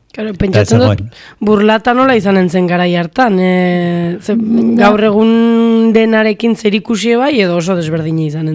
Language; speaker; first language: Basque; native; Basque